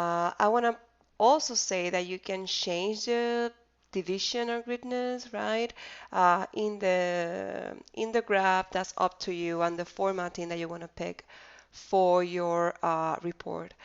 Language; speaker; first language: English; non-native, fluent; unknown